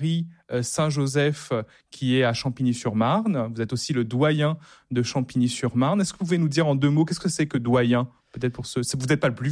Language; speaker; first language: French; native; French